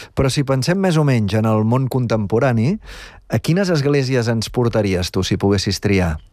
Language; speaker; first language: Catalan; native; Catalan